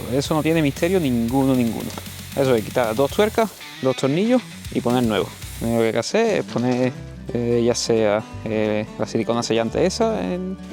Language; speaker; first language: Spanish; native; Spanish